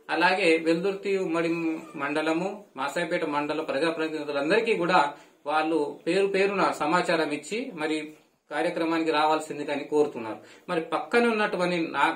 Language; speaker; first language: Telugu; non-native, local second language; Lambadi